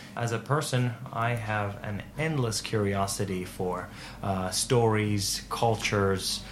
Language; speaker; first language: English; non-native, fluent; Finnish